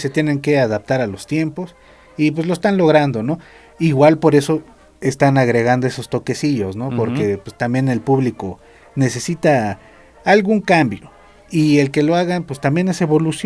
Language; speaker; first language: Spanish; native; Spanish